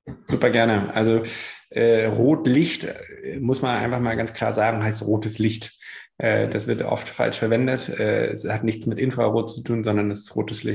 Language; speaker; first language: German; native; German